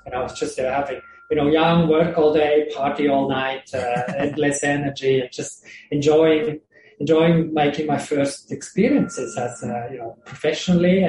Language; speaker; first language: English; non-native, fluent; Swiss German